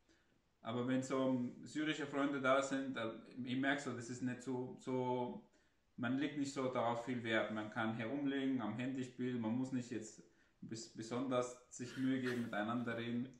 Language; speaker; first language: German; non-native, fluent; Arabic